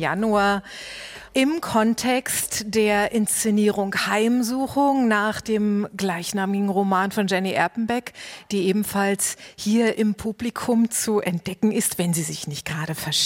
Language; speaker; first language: German; native; German